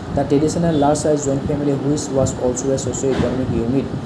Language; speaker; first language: English; non-native, local second language; Assamese